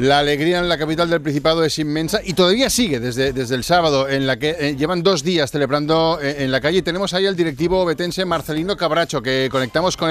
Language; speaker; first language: Spanish; native; Spanish